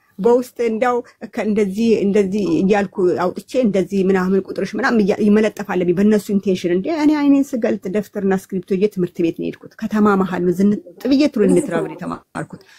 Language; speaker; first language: Amharic; native; Amharic